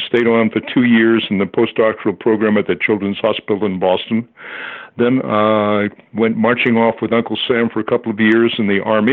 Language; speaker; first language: English; native; English